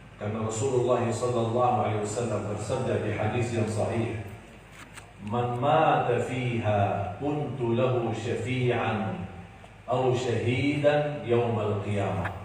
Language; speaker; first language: Indonesian; non-native, fluent; Arabic